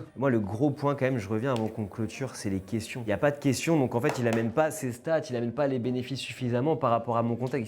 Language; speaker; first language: French; native; French